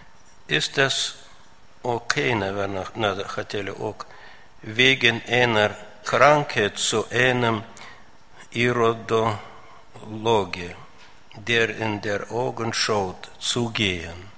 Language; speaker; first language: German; non-native, learner; Russian